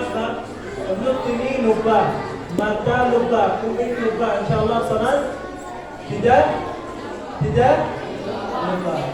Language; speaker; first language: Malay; non-native, learner; Arabic